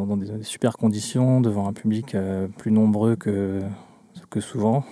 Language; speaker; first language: French; native; French